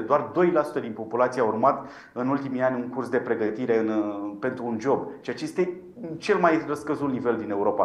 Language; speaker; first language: Romanian; native; Romanian